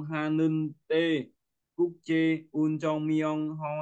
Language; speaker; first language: Korean; non-native, learner; Vietnamese